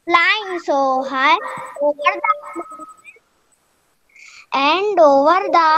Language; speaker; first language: English; non-native, learner; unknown